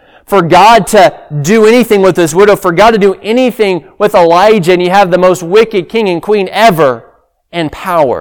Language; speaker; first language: English; native; English